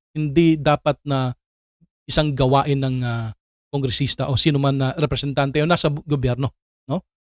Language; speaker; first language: Filipino; non-native, local second language; Cebuano